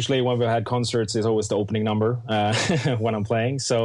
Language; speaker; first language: English; non-native, fluent; Swedish